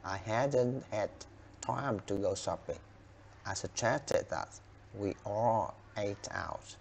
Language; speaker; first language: English; non-native, learner; Vietnamese